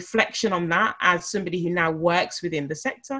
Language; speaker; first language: English; native; English